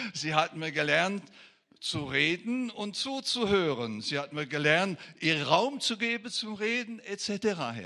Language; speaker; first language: German; non-native, fluent; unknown